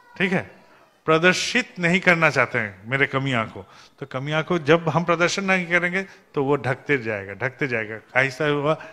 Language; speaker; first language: Hindi; non-native, local second language; Bangla